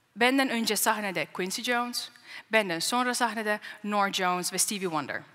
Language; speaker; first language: Turkish; early bilingual, heritage; Turkish